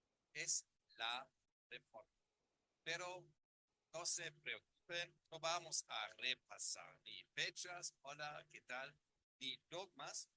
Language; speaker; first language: Spanish; non-native, learner; German